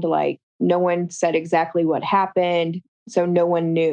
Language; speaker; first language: English; native; English